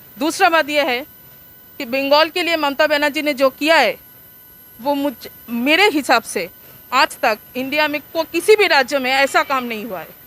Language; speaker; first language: Hindi; non-native, local second language; Bangla